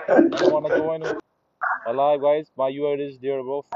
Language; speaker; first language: English; non-native, learner; Nepali